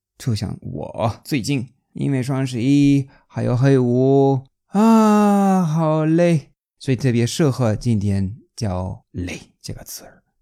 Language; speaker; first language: Chinese; non-native, fluent; Spanish